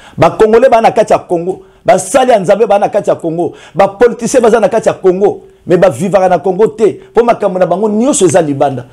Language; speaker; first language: Lingala; native; Lingala